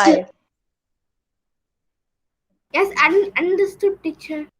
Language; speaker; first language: English; non-native, local second language; Tamil